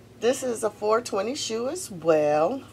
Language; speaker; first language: English; native; English